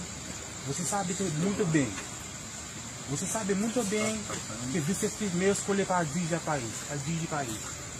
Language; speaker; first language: Portuguese; non-native, learner; Haitian Creole